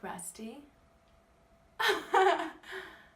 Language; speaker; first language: English; native; English